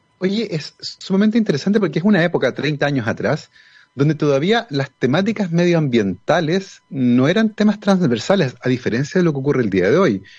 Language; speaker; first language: Spanish; native; Spanish